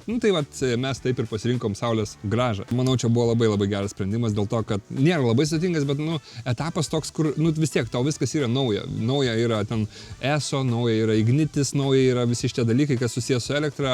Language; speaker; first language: Lithuanian; native; Lithuanian